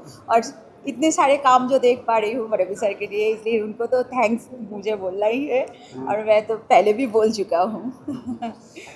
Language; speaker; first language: Hindi; non-native, local second language; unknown